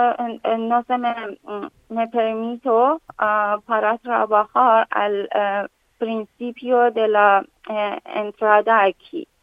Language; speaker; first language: Spanish; non-native, learner; Persian